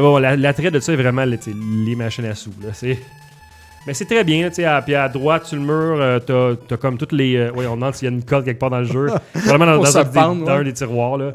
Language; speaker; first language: French; native; French